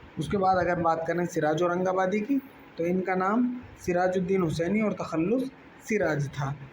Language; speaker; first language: Urdu; native; Urdu